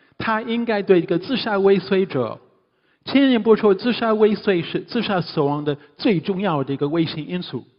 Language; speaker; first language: Chinese; non-native, fluent; English